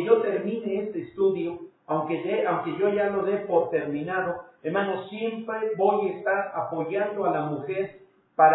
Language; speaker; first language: Spanish; native; Spanish